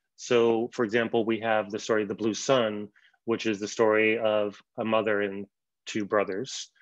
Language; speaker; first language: English; native; English